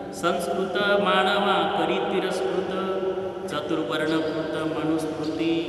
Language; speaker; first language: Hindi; non-native, local second language; Marathi